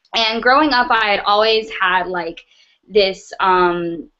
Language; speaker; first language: English; native; English